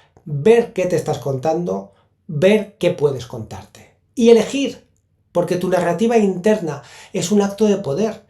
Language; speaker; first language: Spanish; native; Spanish